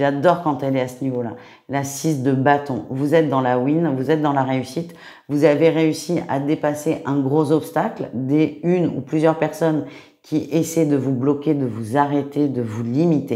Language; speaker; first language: French; native; French